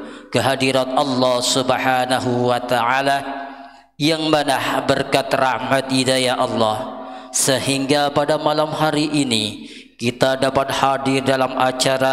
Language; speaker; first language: Indonesian; non-native, local second language; Javanese